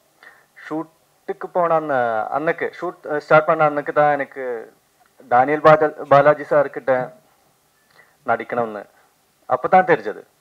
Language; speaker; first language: Tamil; non-native, learner; Malayalam